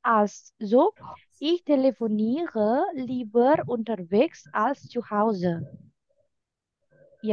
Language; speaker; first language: German; non-native, fluent; Indonesian